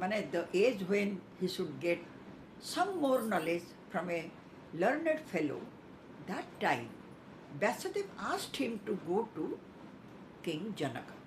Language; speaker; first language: English; non-native, local second language; Odia